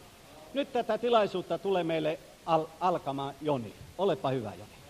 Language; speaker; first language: Finnish; native; Finnish